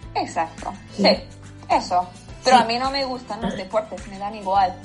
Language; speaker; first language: Spanish; non-native, fluent; English